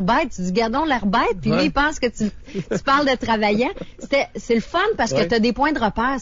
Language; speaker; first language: French; native; French